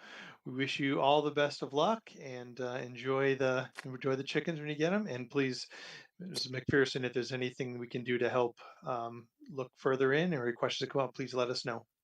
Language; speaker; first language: English; native; English